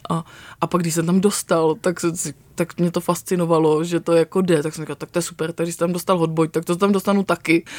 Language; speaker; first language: Czech; native; Czech